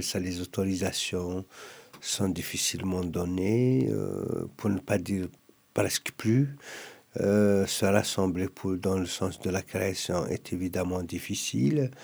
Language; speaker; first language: French; non-native, local second language; Kabyle